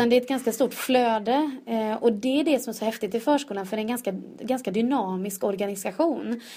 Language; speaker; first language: Swedish; native; Swedish